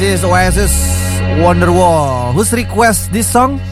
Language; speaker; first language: English; non-native, learner; Indonesian